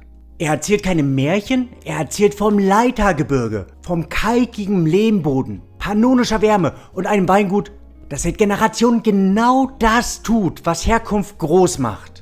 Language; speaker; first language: German; native; German